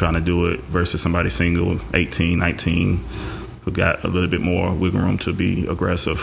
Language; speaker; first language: English; native; English